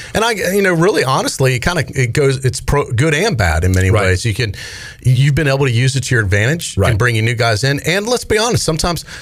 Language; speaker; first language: English; native; English